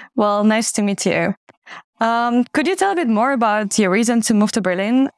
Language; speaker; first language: English; non-native, fluent; Ukrainian